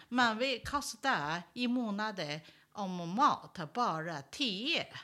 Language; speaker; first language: Swedish; non-native, learner; Chinese